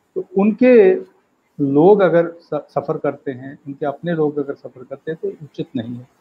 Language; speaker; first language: Hindi; native; Hindi